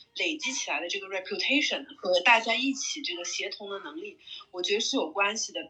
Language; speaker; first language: Chinese; native; Chinese